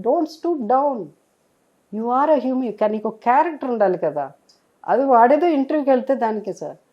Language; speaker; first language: Telugu; native; Telugu